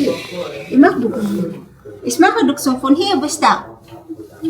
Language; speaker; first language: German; non-native, learner; Filipino